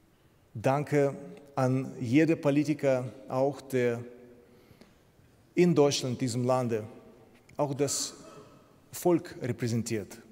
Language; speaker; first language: German; non-native, fluent; Ukrainian